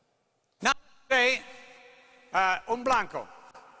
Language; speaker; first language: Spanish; non-native, learner; English